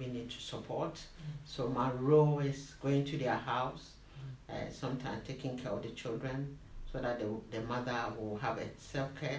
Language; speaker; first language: English; non-native, local second language; Akan